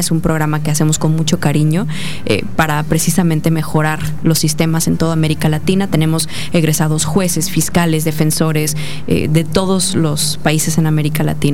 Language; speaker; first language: Spanish; native; Spanish